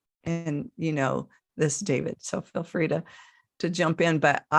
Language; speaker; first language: English; native; English